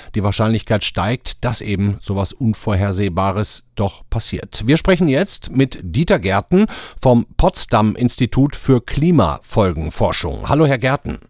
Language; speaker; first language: German; native; German